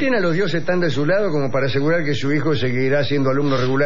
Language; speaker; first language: Spanish; native; Spanish